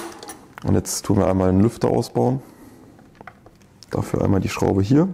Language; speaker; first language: German; native; German